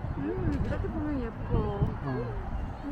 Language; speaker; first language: Korean; non-native, learner; Turkish